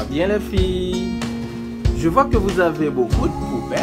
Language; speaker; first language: French; non-native, local second language; Haitian Creole